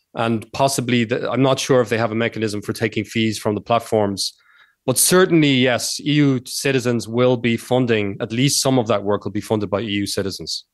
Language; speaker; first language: English; native; English